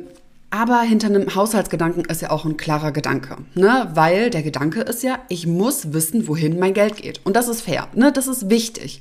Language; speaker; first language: German; native; German